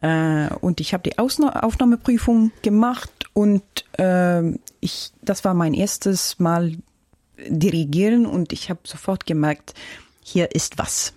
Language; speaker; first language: German; non-native, fluent; Norwegian